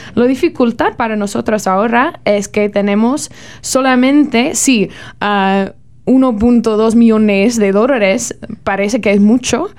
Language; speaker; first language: Spanish; non-native, learner; English